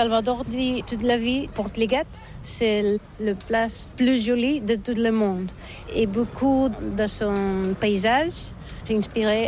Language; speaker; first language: French; non-native, fluent; Catalan